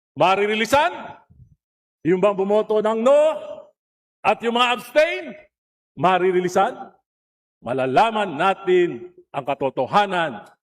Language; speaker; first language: Filipino; native; Filipino